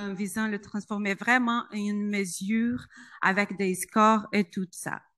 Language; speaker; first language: French; non-native, fluent; Portuguese